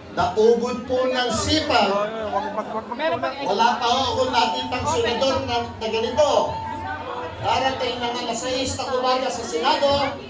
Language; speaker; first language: Filipino; native; Filipino